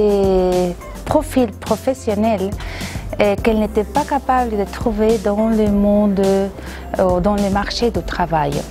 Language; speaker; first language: French; non-native, fluent; Spanish